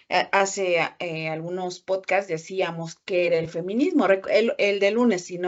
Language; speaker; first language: Spanish; native; Spanish